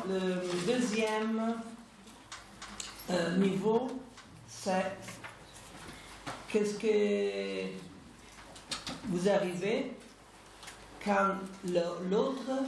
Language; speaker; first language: French; non-native, fluent; Italian